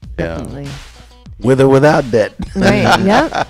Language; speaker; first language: English; native; English